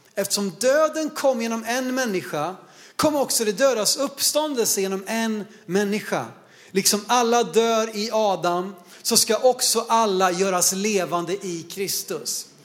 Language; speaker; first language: Swedish; native; Swedish